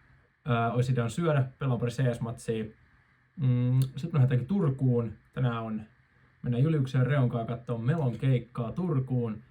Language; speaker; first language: Finnish; native; Finnish